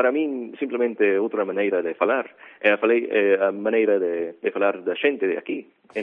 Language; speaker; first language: Galician; non-native, fluent; English